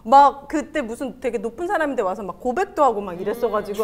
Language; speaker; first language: Korean; native; Korean